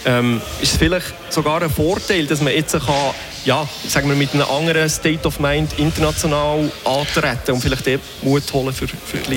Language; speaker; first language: German; native; German